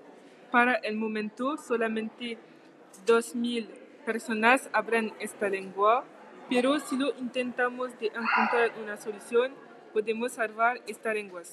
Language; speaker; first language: Spanish; non-native, learner; French